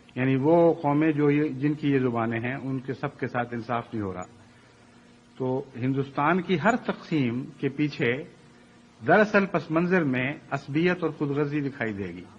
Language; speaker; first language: Urdu; native; Urdu